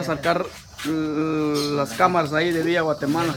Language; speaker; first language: Spanish; native; Spanish